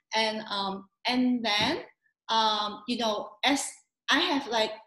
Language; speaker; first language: English; non-native, local second language; Cantonese